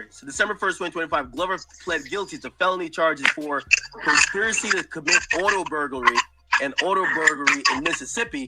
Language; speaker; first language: English; native; English